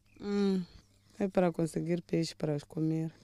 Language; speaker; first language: Portuguese; non-native, local second language; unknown